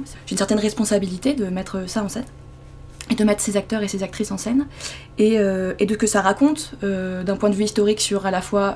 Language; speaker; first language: French; native; French